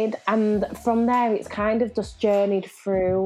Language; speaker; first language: English; native; English